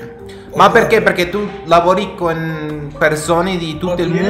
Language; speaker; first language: Italian; non-native, fluent; English